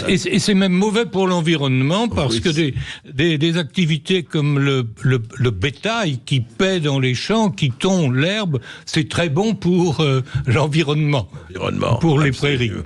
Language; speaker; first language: French; native; French